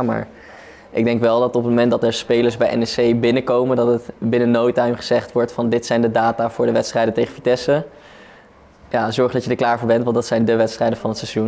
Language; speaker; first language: Dutch; native; Dutch